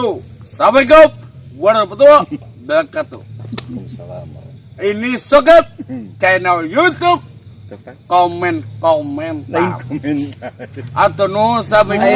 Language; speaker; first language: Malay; non-native, local second language; Sundanese